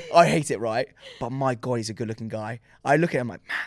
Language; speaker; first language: English; non-native, local second language; French